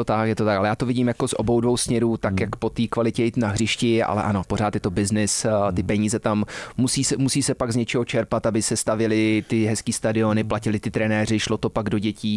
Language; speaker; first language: Czech; early bilingual, heritage; Czech